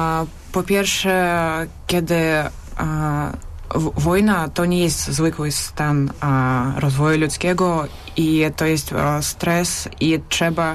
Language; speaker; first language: Polish; non-native, learner; Russian